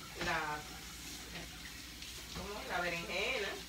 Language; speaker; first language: Spanish; native; Spanish